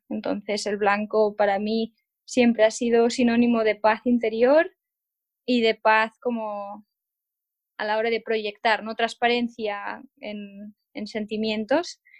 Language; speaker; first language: Spanish; non-native, local second language; Catalan